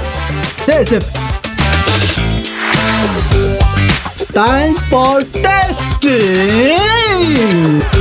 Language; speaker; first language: English; non-native, learner; Nepali